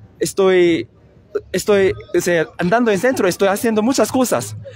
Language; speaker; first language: Spanish; non-native, learner; Korean